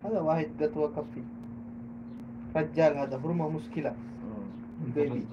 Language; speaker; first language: Arabic; non-native, learner; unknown